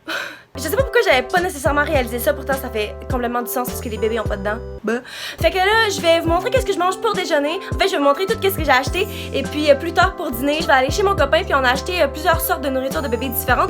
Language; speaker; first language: French; native; French